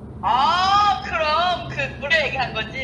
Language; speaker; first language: Korean; non-native, fluent; Chinese